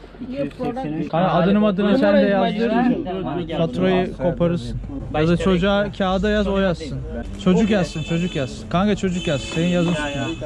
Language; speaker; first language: Turkish; native; Turkish